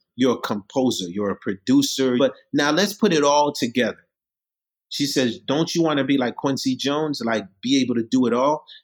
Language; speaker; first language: English; early bilingual, other home language; Haitian Creole